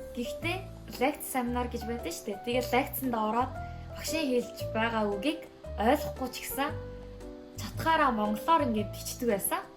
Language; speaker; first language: Mongolian; non-native, fluent; Korean